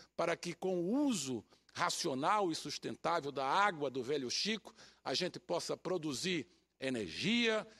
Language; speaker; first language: Portuguese; native; Portuguese